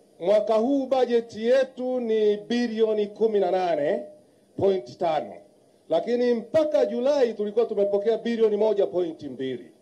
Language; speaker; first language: Swahili; native; Swahili